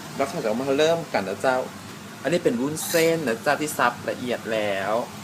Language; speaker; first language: Thai; native; Thai